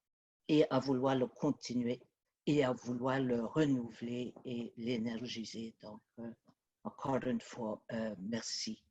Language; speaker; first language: French; native; French